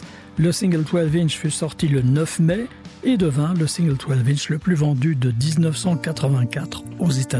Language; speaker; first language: French; native; French